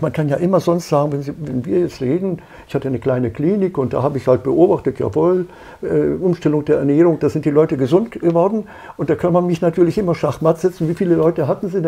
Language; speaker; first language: German; native; German